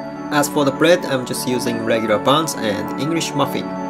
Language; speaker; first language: English; non-native, fluent; Japanese